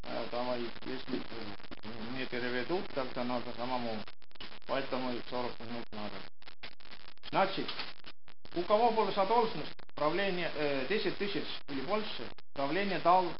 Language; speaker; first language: Russian; non-native, local second language; Estonian